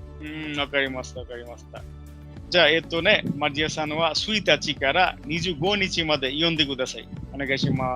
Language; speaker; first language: Japanese; non-native, fluent; Bangla